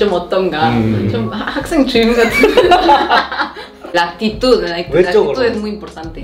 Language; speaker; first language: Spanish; non-native, fluent; Korean